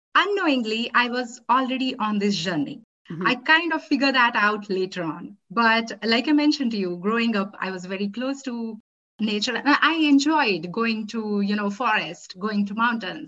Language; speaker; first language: English; non-native, local second language; Marathi